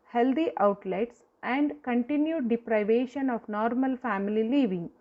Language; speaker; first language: English; non-native, local second language; Kannada